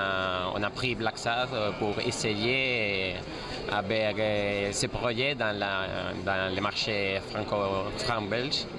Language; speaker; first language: French; non-native, fluent; Spanish